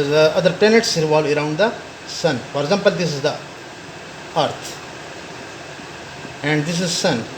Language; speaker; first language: English; non-native, local second language; Pashto